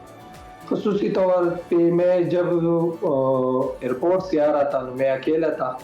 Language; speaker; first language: Hindi; non-native, local second language; Pashto